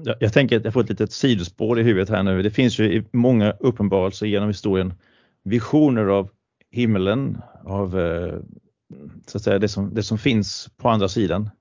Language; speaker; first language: Swedish; native; Swedish